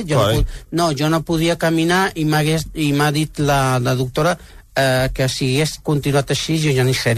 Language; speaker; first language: Catalan; non-native, local second language; Spanish